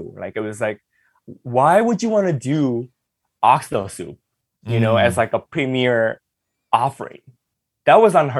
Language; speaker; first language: English; early bilingual, other home language; Indonesian